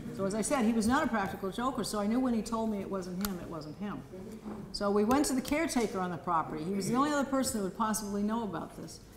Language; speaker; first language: English; native; English